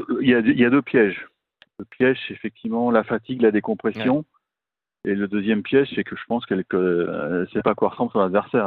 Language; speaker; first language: French; native; French